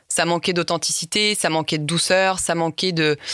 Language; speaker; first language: French; native; French